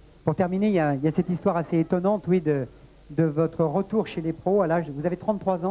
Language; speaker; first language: French; native; French